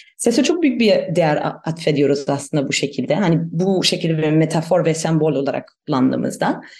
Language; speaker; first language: Turkish; non-native, fluent; German